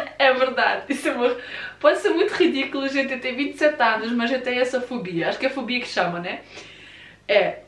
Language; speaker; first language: Portuguese; early bilingual, other home language; Russian